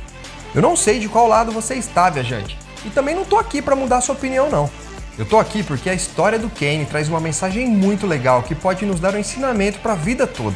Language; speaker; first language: Portuguese; native; Portuguese